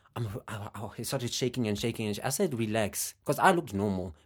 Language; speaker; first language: English; non-native, local second language; Xhosa